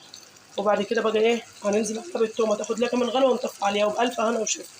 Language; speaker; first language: Arabic; native; Arabic